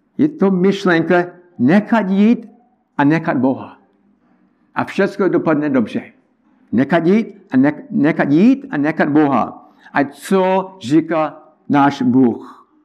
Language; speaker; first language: Czech; non-native, learner; English